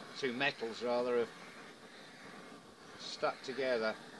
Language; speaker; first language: English; native; English